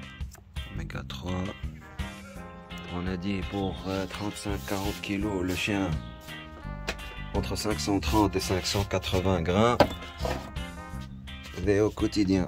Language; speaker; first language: French; non-native, local second language; Arabic